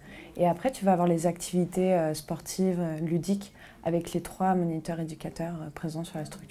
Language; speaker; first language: French; native; French